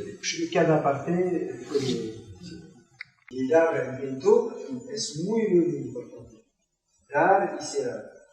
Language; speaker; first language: Spanish; non-native, learner; French